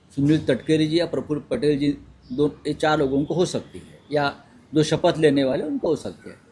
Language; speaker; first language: Hindi; non-native, local second language; Marathi